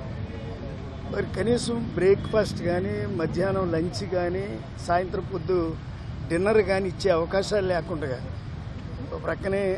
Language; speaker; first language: Telugu; native; Telugu